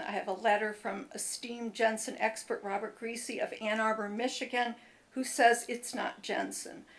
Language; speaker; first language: English; native; English